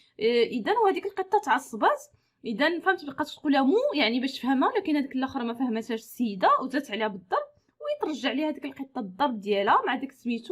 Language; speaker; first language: Arabic; native; Arabic